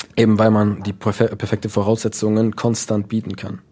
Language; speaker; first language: German; early bilingual, other home language; Dutch